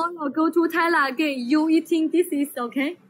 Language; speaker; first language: English; non-native, learner; Chinese